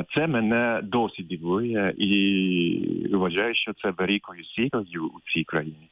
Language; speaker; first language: Ukrainian; non-native, fluent; Japanese